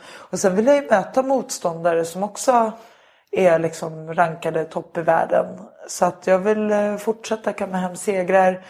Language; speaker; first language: Swedish; native; Swedish